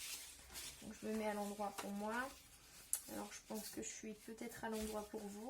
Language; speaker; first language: French; native; French